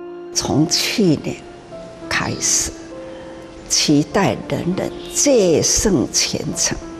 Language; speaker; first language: Chinese; non-native, local second language; Min Nan Chinese